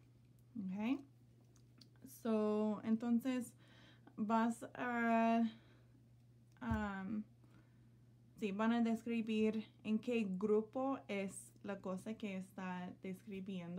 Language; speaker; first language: Spanish; non-native, learner; English